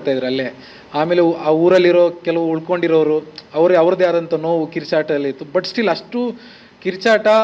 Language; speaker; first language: Kannada; native; Kannada